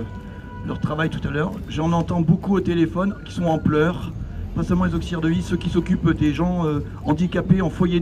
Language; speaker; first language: French; native; French